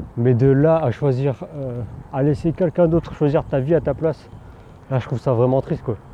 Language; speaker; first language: French; non-native, local second language; Min Nan Chinese